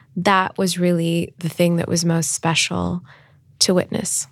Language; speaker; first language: English; non-native, local second language; Urdu